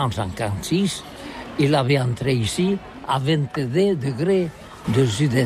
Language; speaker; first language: French; non-native, learner; Catalan